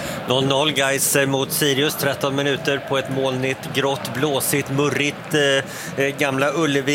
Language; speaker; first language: Swedish; native; Swedish